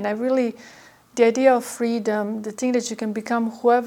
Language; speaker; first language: English; non-native, fluent; Croatian